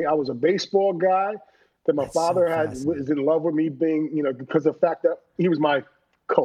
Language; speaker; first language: English; native; English